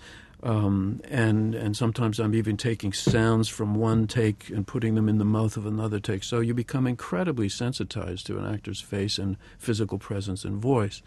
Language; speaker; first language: English; native; English